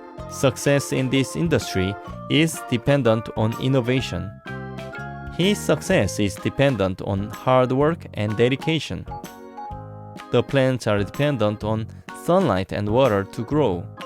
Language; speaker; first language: English; non-native, fluent; Korean